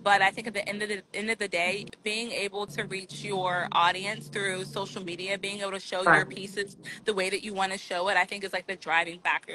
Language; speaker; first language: English; native; English